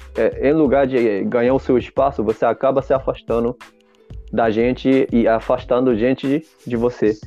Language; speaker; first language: Portuguese; non-native, fluent; Japanese